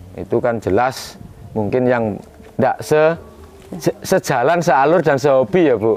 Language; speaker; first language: Indonesian; non-native, local second language; Javanese